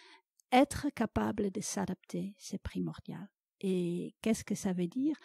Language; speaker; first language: French; non-native, fluent; Dutch